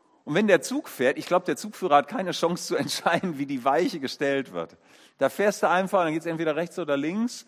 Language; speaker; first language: German; native; German